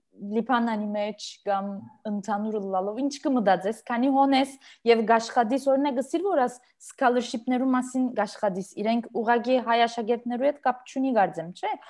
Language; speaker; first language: Armenian; early bilingual, heritage; Armenian